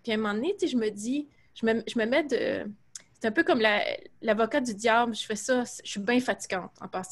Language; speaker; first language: French; native; French